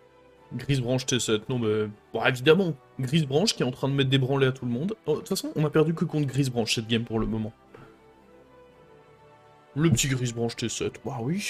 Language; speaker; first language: French; native; French